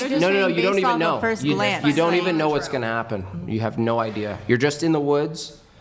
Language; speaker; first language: English; native; English